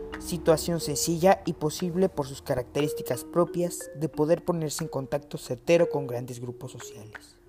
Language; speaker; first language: Spanish; native; Spanish